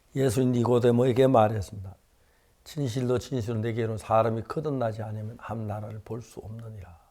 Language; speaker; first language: Korean; native; Korean